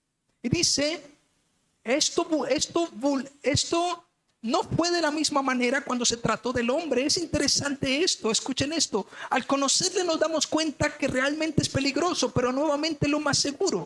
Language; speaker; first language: Spanish; native; Spanish